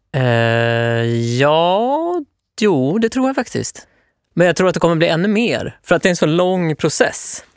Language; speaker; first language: Swedish; native; Swedish